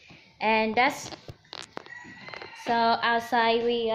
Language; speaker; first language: English; non-native, learner; Vietnamese